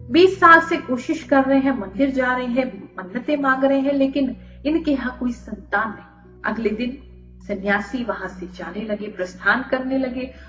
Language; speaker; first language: Hindi; native; Hindi